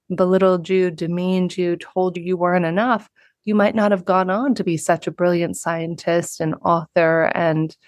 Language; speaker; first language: English; native; English